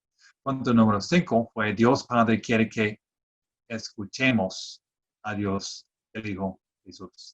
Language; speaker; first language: Spanish; non-native, fluent; English